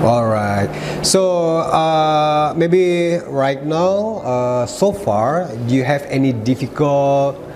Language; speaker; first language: English; non-native, learner; Indonesian